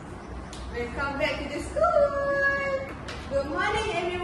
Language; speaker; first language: English; non-native, learner; Malay